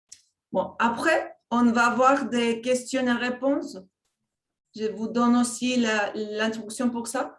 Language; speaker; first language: French; non-native, fluent; Spanish